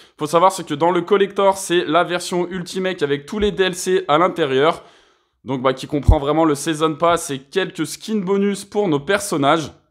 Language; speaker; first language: French; native; French